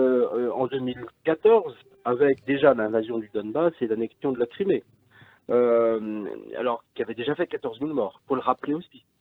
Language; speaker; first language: French; native; French